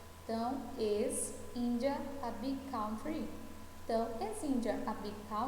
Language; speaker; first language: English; non-native, fluent; Portuguese